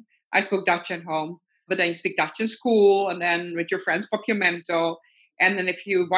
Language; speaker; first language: English; non-native, fluent; Dutch